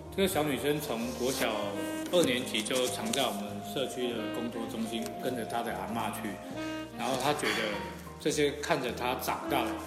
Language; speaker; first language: Chinese; non-native, local second language; Min Nan Chinese